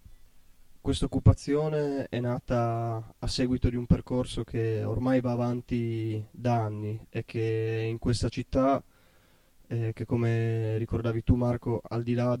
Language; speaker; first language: Italian; native; Italian